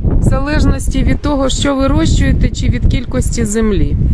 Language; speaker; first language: Ukrainian; native; Ukrainian